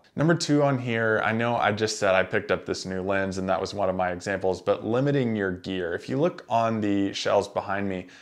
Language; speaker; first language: English; native; English